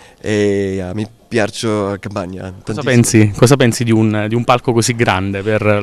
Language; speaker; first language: Italian; native; Italian